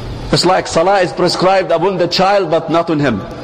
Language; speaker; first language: English; non-native, fluent; Arabic